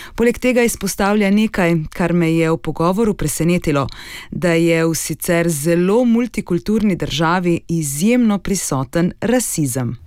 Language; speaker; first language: Slovenian; native; Slovenian